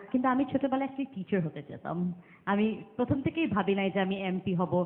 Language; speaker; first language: Bangla; early bilingual, other home language; English